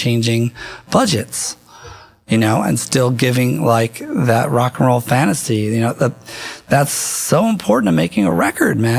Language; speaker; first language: English; native; English